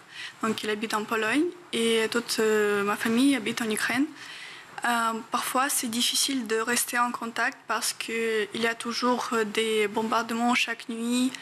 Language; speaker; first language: French; non-native, fluent; Ukrainian